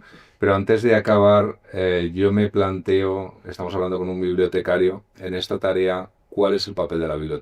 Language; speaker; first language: Spanish; native; Spanish